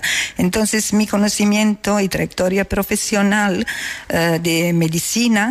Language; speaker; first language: Spanish; non-native, learner; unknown